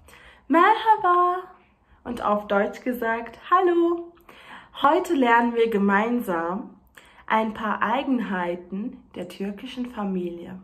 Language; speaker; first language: German; early bilingual, other home language; Turkish